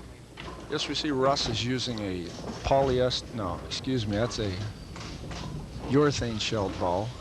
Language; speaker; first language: English; native; English